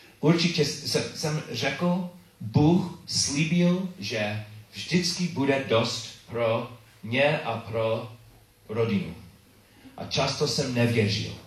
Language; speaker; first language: Czech; non-native, learner; English